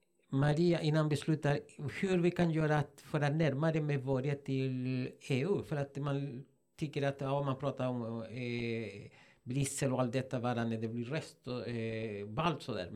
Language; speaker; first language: Swedish; non-native, fluent; Spanish